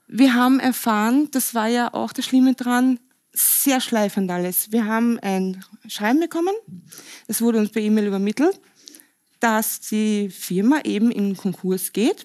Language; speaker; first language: German; native; German